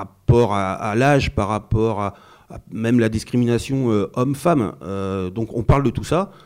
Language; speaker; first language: French; native; French